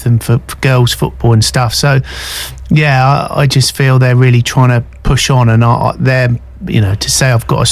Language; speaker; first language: English; native; English